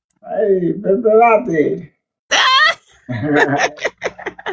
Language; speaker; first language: Spanish; non-native, learner; Haitian Creole